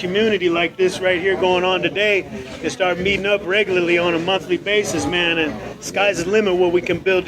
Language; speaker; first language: English; native; English